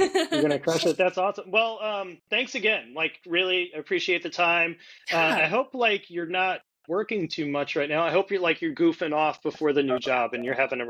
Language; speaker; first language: English; native; English